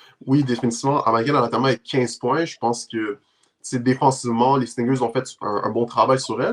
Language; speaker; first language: French; native; French